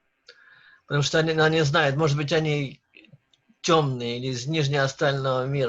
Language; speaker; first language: Russian; native; Russian